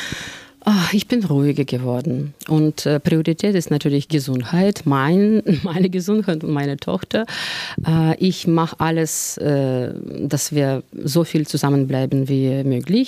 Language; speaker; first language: German; non-native, fluent; Russian